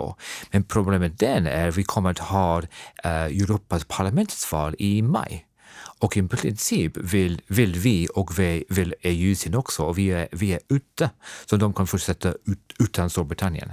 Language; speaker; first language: Swedish; non-native, fluent; English